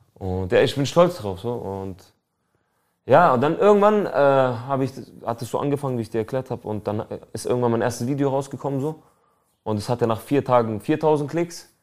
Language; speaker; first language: German; early bilingual, other home language; Albanian